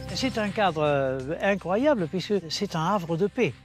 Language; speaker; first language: French; native; French